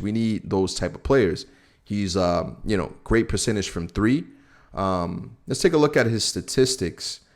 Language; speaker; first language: English; native; English